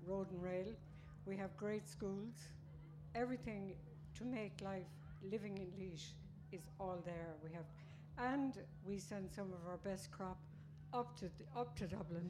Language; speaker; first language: English; native; English